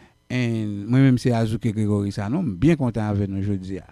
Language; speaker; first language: French; native; French